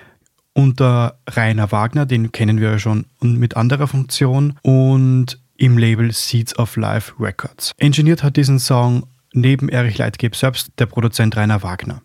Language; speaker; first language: German; native; German